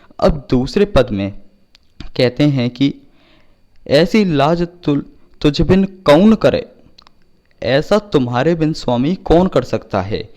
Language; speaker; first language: Hindi; native; Hindi